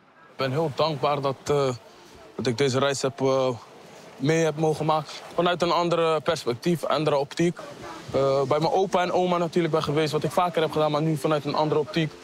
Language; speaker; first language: Dutch; early bilingual, other home language; Kabuverdianu